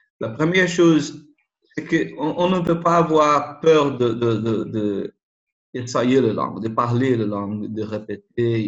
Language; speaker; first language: French; non-native, learner; Portuguese